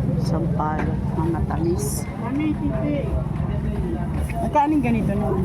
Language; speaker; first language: Filipino; non-native, local second language; Cebuano